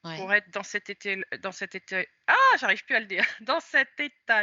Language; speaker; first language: French; native; French